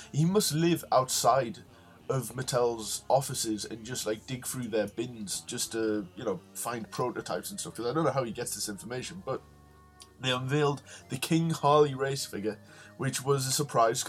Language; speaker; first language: English; native; English